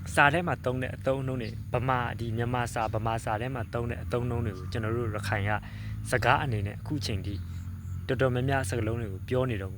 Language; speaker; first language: Burmese; non-native, local second language; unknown